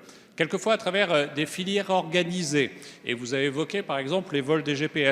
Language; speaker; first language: French; native; French